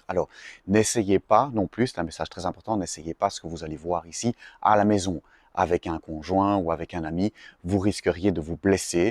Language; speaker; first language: French; native; French